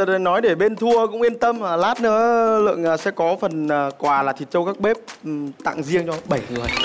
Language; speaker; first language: Vietnamese; non-native, local second language; Muong